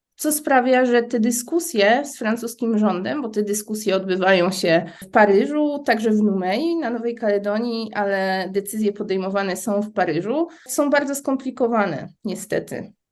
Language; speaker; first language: Polish; native; Polish